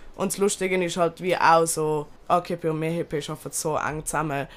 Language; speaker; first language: German; early bilingual, other home language; Turkish